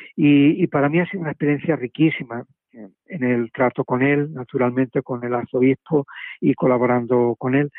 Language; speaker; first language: Spanish; native; Spanish